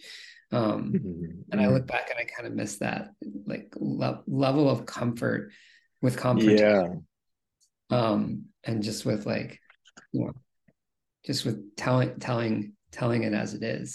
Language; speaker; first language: English; native; English